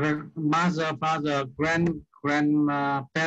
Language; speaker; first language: English; non-native, learner; Vietnamese